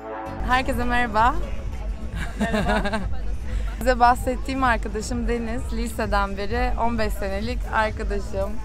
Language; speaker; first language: Turkish; native; Turkish